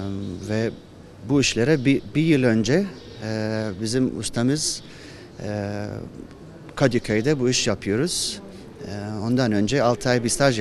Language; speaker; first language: Turkish; non-native, fluent; Japanese